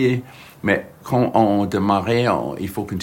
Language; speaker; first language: French; non-native, learner; English